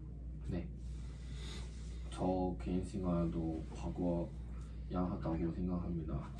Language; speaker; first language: Korean; non-native, learner; Chinese